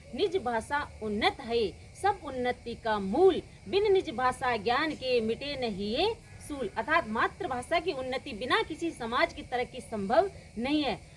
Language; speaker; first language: Hindi; native; Hindi